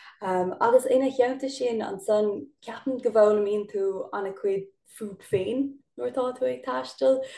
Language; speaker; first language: Irish; non-native, local second language; English